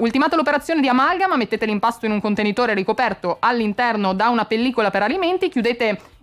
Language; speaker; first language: Italian; native; Italian